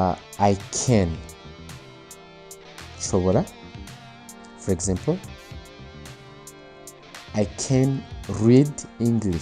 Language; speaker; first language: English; non-native, local second language; Kinyarwanda